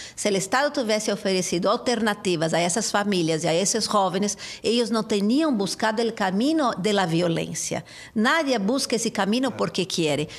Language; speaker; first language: Portuguese; native; Portuguese